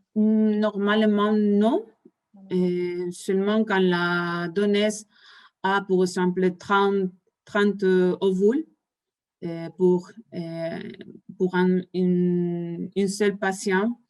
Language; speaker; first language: French; non-native, fluent; Spanish